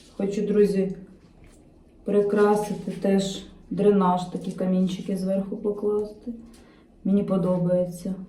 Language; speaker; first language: Ukrainian; native; Ukrainian